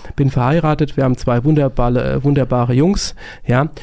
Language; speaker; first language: German; native; German